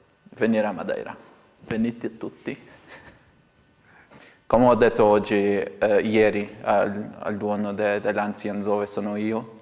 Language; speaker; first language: Italian; non-native, fluent; Portuguese